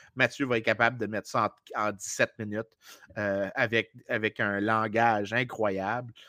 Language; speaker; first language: French; native; French